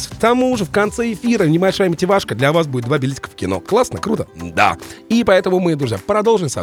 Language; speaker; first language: Russian; native; Russian